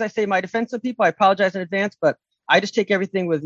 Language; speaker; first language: English; native; English